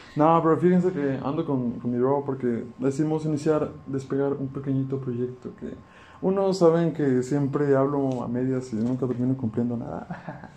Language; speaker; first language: Spanish; native; Spanish